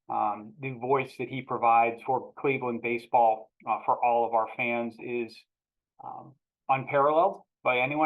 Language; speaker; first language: English; native; English